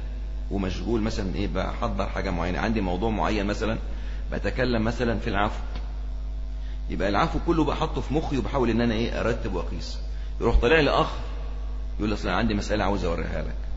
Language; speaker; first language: Arabic; native; Arabic